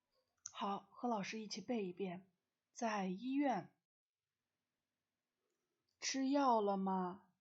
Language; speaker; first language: Chinese; non-native, fluent; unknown